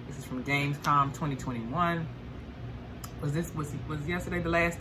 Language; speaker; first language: English; native; English